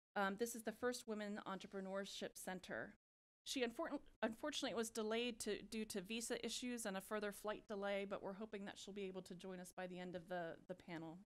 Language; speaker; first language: English; native; English